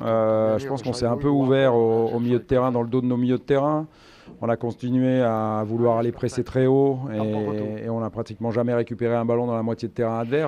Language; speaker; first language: French; native; French